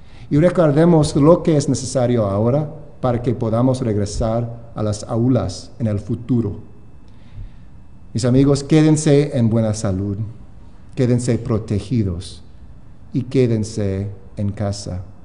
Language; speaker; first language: Spanish; non-native, fluent; English